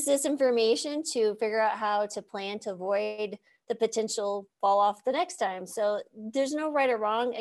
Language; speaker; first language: English; native; English